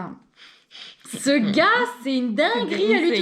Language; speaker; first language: French; native; French